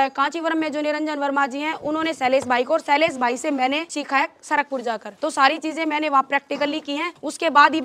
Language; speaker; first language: Hindi; native; Hindi